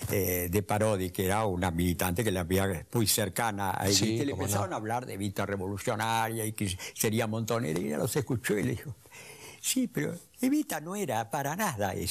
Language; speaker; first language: Spanish; native; Spanish